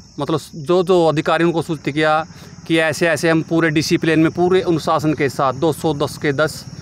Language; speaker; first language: Hindi; native; Hindi